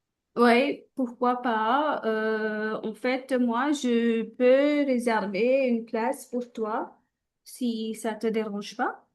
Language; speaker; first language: French; non-native, fluent; Hindi